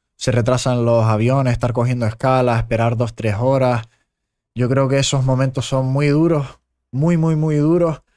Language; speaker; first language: Spanish; early bilingual, other home language; German